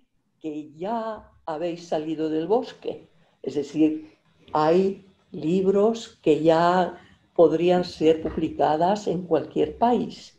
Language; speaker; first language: Spanish; non-native, fluent; Finnish